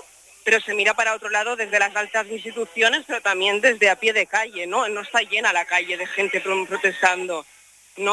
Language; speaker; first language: Spanish; native; Spanish